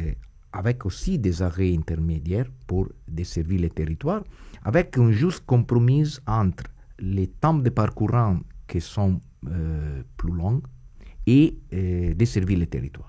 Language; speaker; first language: French; non-native, fluent; Italian